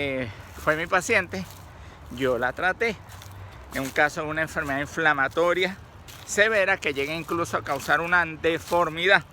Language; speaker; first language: Spanish; native; Spanish